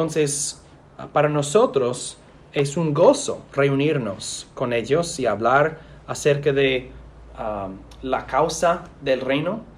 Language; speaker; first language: Spanish; non-native, fluent; English